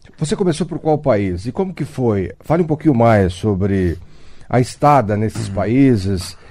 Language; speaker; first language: Portuguese; native; Portuguese